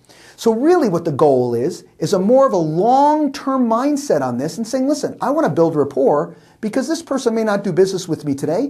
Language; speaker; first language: English; native; English